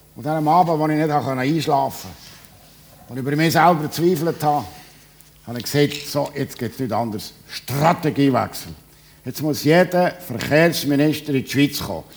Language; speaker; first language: German; native; German